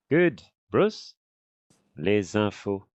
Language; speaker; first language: French; non-native, fluent; English